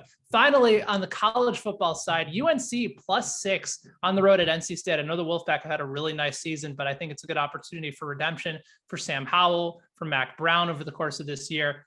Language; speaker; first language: English; native; English